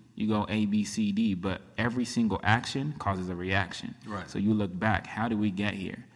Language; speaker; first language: English; early bilingual, other home language; Akan